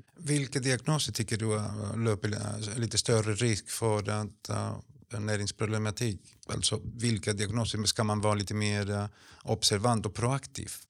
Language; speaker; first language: Swedish; non-native, fluent; Spanish